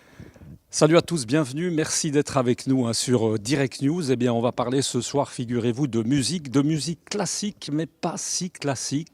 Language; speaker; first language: French; native; French